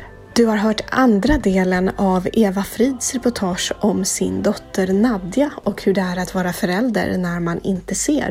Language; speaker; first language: Swedish; native; Swedish